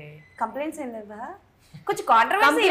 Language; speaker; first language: Telugu; native; Telugu